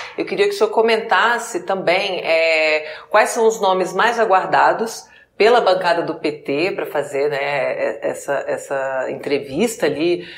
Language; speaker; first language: Portuguese; native; Portuguese